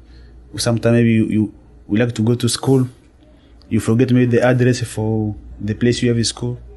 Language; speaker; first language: English; non-native, learner; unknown